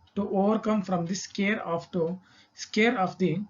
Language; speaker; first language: English; non-native, local second language; Kannada